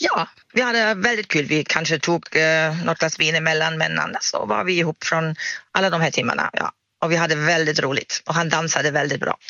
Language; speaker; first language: Swedish; non-native, fluent; German